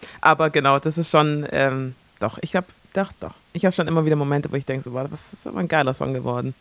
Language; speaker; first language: German; early bilingual, other home language; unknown